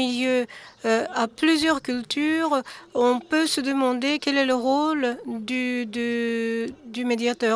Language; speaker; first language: French; non-native, fluent; Japanese